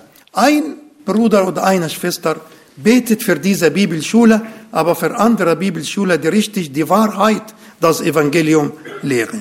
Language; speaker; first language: German; non-native, fluent; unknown